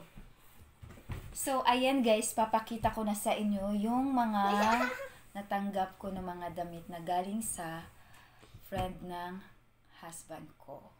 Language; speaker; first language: Filipino; native; Filipino